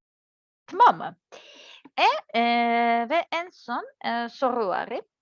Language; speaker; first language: Turkish; non-native, learner; Serbian